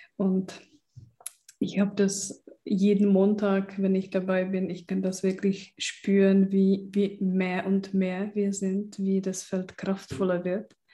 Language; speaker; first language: German; early bilingual, other home language; Czech